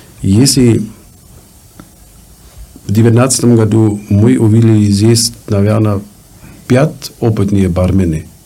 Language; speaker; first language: Russian; non-native, learner; German